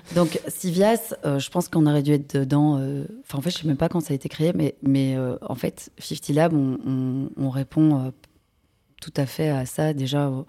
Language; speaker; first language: French; native; French